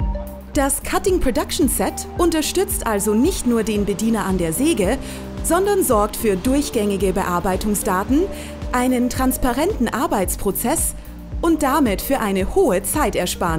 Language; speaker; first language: German; native; German